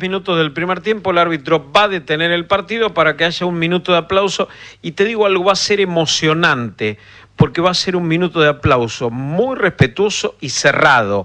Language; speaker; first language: Spanish; native; Spanish